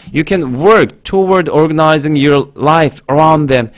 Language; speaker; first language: English; non-native, fluent; Korean